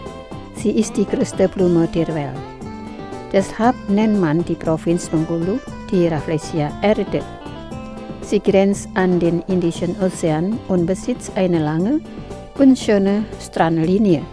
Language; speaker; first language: German; non-native, fluent; Indonesian